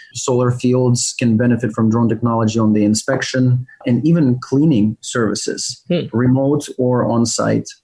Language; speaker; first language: English; non-native, fluent; Ukrainian